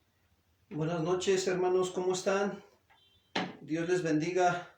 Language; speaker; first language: Spanish; native; Spanish